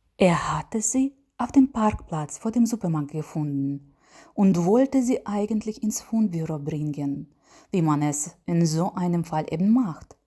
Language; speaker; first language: German; non-native, learner; Ukrainian